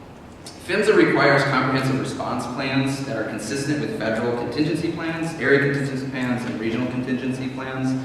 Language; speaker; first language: English; native; English